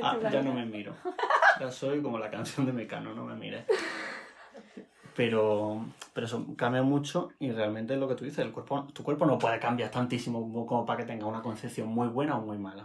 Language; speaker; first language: Spanish; native; Spanish